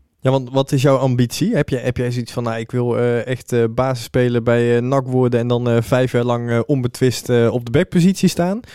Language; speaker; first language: Dutch; native; Dutch